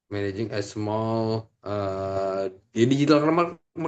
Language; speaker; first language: English; non-native, learner; Indonesian